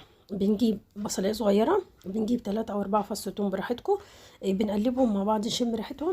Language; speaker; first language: Arabic; native; Arabic